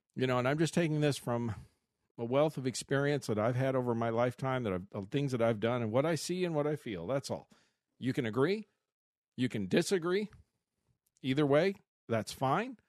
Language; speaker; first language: English; native; English